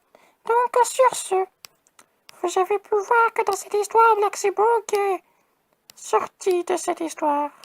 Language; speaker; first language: French; native; French